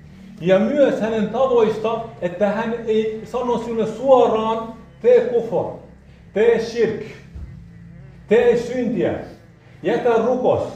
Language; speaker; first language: Finnish; non-native, fluent; Arabic